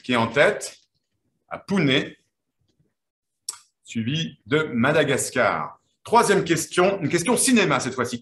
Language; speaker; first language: French; native; French